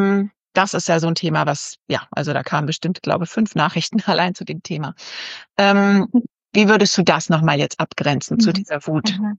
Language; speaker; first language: German; native; German